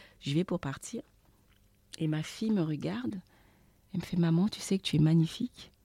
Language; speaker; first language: French; early bilingual, other home language; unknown